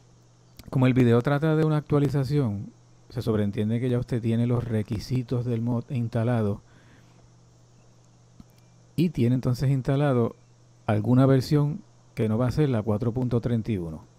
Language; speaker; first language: Spanish; native; Spanish